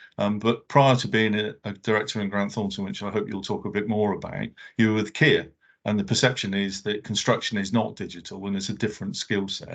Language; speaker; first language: English; native; English